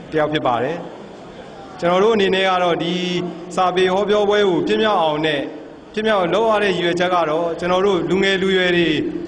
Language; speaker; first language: Burmese; native; Burmese